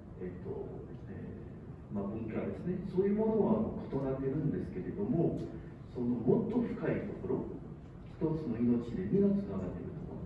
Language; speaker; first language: Japanese; non-native, fluent; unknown